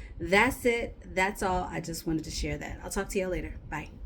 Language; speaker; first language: English; native; English